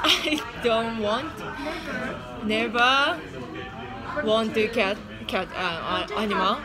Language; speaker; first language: English; non-native, learner; Japanese